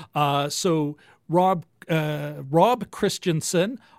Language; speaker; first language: English; native; English